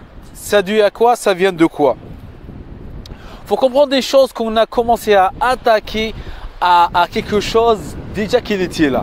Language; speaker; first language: French; non-native, fluent; Arabic